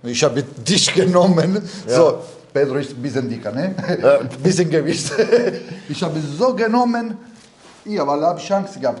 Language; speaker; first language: German; non-native, learner; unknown